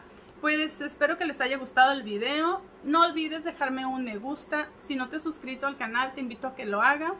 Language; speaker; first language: Spanish; native; Spanish